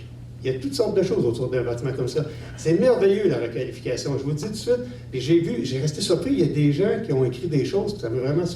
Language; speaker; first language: French; native; French